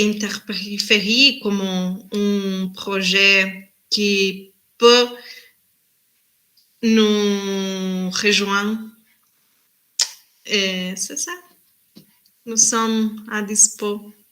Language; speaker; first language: French; non-native, learner; Spanish